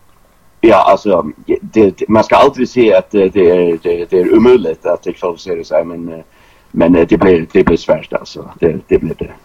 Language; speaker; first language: Danish; non-native, local second language; Faroese